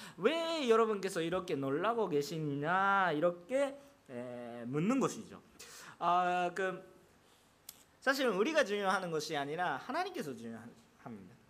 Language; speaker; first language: Korean; non-native, fluent; Japanese